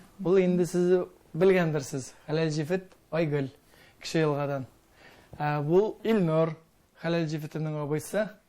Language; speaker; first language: Tatar; early bilingual, heritage; Tatar